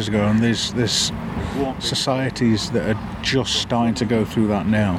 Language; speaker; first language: English; native; English